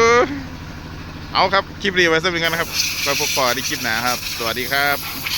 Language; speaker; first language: Thai; native; Thai